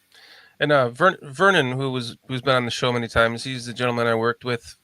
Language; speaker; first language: English; native; English